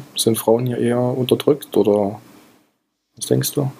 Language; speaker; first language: German; native; German